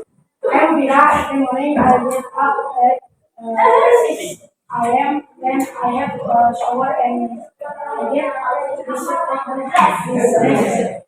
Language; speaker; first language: English; non-native, learner; Indonesian